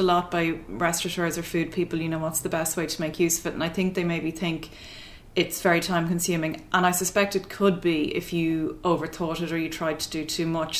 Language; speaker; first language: English; native; English